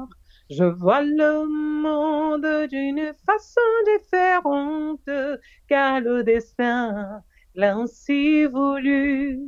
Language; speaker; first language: French; non-native, fluent; Portuguese